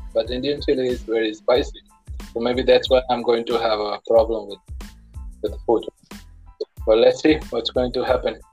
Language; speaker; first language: English; non-native, local second language; Punjabi